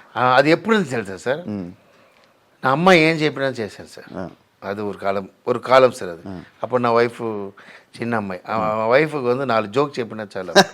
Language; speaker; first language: Telugu; non-native, local second language; Tamil